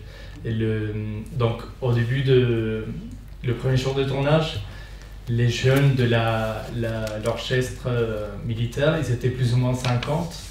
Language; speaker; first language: French; non-native, fluent; Spanish